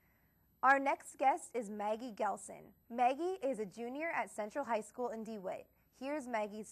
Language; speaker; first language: English; native; English